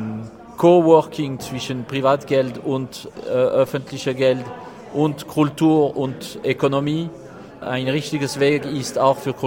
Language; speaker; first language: German; non-native, local second language; French